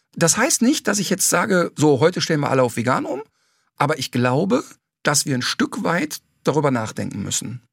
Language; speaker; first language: German; native; German